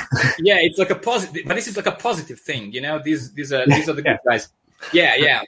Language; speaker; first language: English; non-native, fluent; Serbian